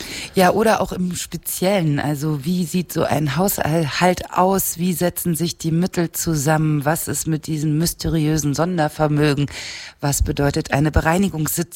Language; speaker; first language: German; native; German